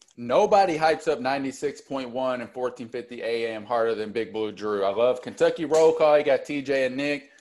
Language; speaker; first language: English; native; English